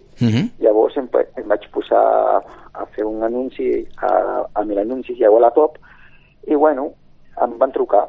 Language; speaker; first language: Catalan; non-native, local second language; Spanish